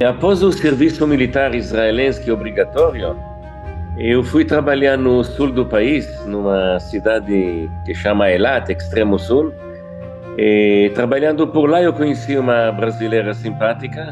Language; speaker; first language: Portuguese; non-native, fluent; Hebrew